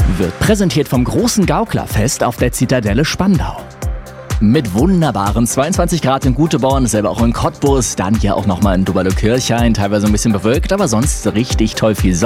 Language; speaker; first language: German; native; German